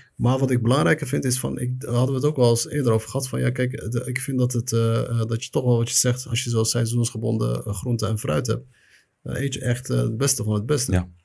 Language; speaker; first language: Dutch; early bilingual, other home language; Arabic